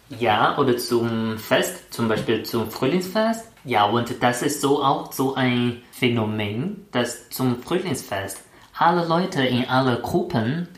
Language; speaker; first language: German; non-native, fluent; Chinese